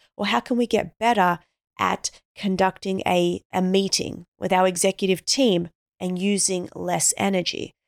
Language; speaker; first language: English; native; English